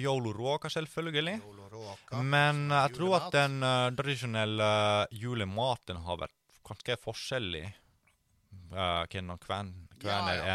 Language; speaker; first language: Norwegian; non-native, fluent; Finnish